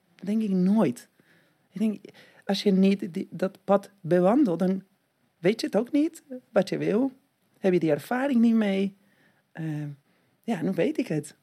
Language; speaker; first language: Dutch; non-native, fluent; Spanish